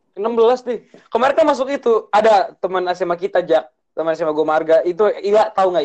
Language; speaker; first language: Indonesian; native; Indonesian